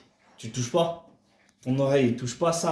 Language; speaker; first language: French; native; French